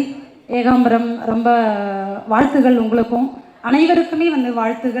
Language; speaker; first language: Tamil; native; Tamil